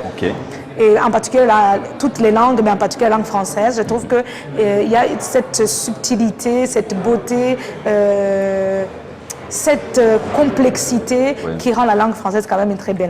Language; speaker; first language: French; non-native, local second language; Kinyarwanda